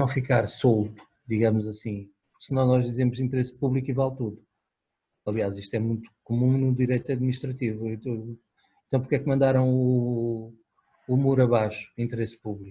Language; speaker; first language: Portuguese; native; Portuguese